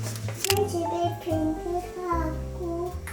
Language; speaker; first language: Korean; early bilingual, heritage; Korean